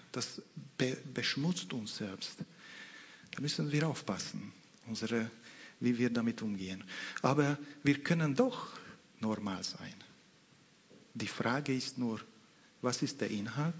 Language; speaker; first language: German; non-native, fluent; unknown